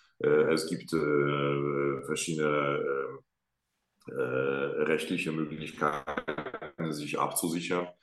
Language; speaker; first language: German; non-native, fluent; Polish